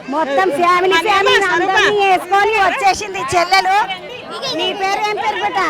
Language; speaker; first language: Telugu; native; Telugu